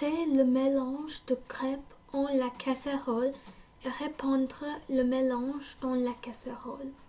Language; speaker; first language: French; non-native, learner; English